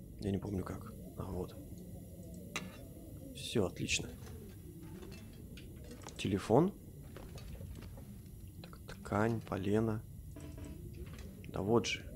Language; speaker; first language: Russian; native; Russian